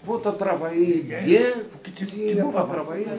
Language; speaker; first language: French; non-native, local second language; Arabic